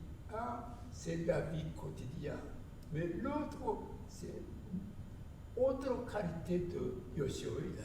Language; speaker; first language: French; non-native, learner; Japanese